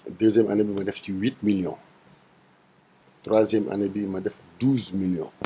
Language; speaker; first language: Wolof; native; Wolof